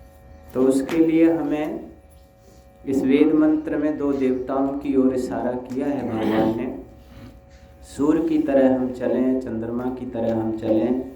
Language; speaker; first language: Hindi; native; Hindi